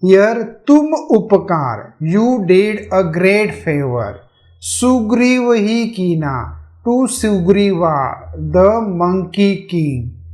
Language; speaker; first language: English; non-native, local second language; Hindi